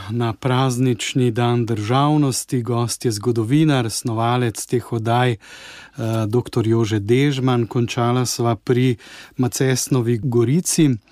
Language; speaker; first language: Slovenian; native; Slovenian